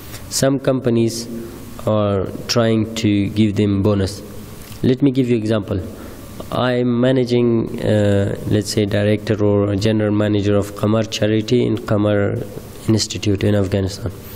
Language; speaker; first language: English; non-native, fluent; Persian